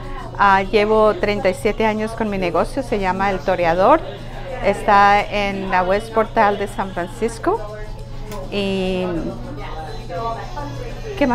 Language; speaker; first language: Spanish; early bilingual, other home language; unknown